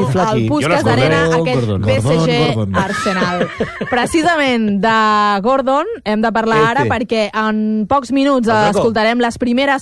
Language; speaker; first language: Catalan; native; Catalan